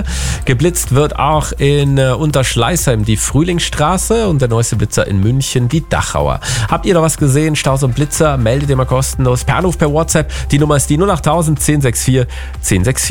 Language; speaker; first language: German; native; German